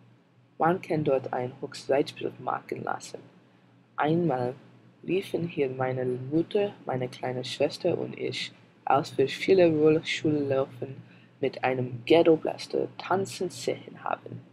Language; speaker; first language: German; non-native, learner; English